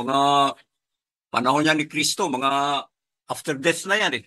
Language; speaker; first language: Filipino; native; Filipino